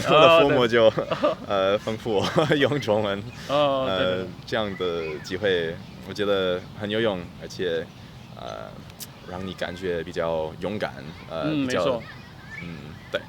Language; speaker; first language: Chinese; early bilingual, heritage; English